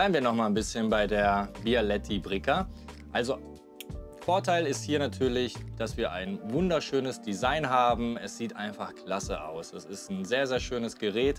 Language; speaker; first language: German; native; German